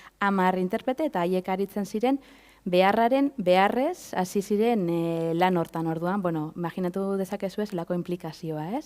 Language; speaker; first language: Basque; native; Basque